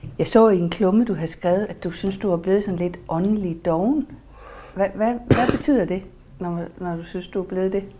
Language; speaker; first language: Danish; native; Danish